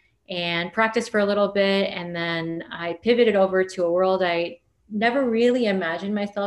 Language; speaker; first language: English; native; English